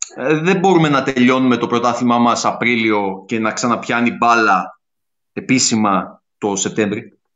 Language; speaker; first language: Greek; native; Greek